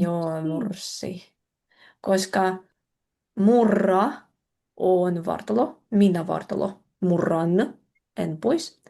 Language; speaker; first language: Finnish; non-native, fluent; Russian